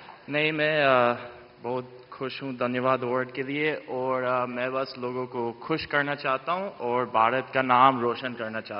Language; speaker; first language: Hindi; non-native, fluent; English